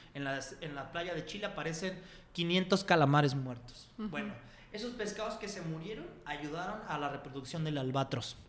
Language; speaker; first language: Spanish; native; Spanish